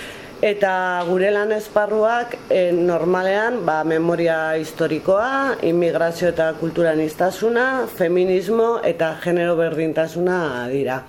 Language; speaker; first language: Basque; non-native, local second language; Spanish